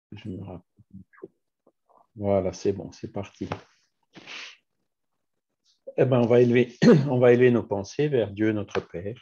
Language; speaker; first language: French; native; French